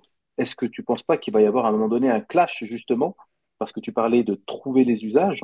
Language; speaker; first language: French; native; French